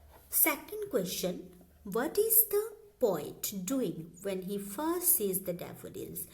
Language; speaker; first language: English; non-native, local second language; Bangla